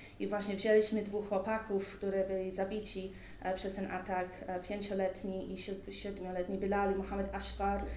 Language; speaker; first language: Polish; early bilingual, heritage; Polish